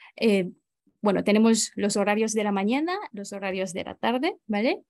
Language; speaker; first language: Spanish; non-native, fluent; Japanese